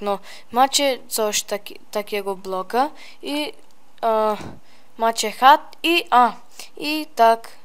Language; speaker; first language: Polish; early bilingual, heritage; Polish